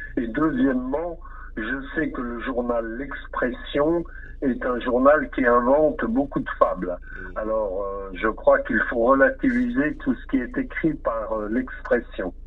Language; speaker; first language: French; native; French